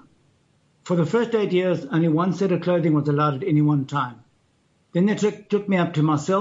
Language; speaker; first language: English; native; English